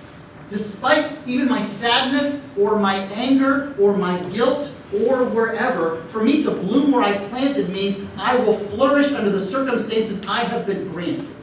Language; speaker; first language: English; native; English